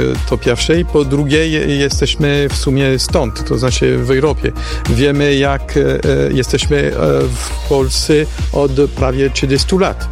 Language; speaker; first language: Polish; non-native, fluent; French